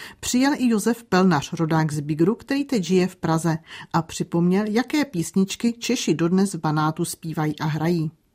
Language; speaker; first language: Czech; native; Czech